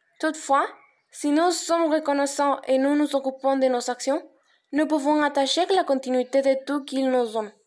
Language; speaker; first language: French; non-native, learner; Spanish